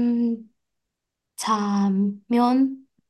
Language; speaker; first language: Korean; non-native, learner; Chinese